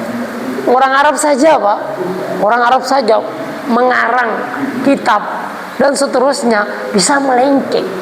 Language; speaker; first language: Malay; non-native, local second language; Javanese